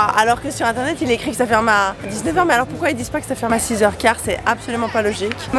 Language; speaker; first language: French; native; French